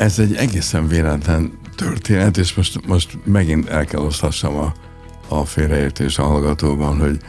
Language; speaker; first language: Hungarian; native; Hungarian